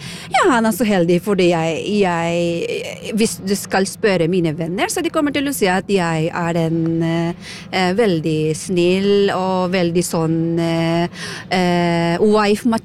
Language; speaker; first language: Norwegian; non-native, fluent; Filipino